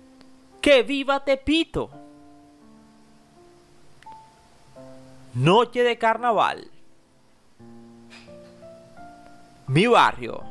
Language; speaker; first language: Spanish; native; Spanish